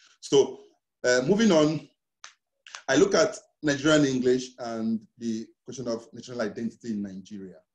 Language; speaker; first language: English; non-native, local second language; Igbo